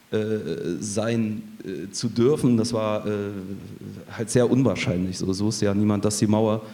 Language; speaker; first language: German; native; German